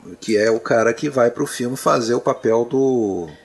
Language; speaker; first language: Portuguese; native; Portuguese